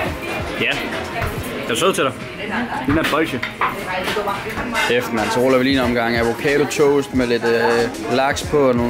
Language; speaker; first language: Danish; native; Danish